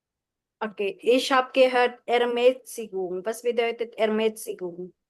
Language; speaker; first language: German; non-native, fluent; Filipino